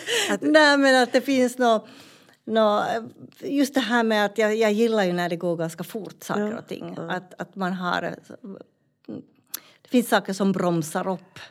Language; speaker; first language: Swedish; non-native, fluent; Finnish